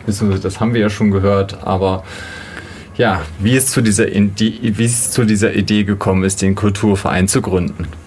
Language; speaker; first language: German; native; German